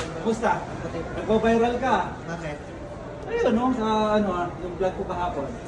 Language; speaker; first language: Filipino; native; Filipino